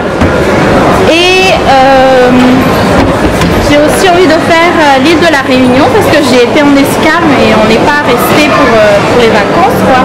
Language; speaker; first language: French; non-native, local second language; Malagasy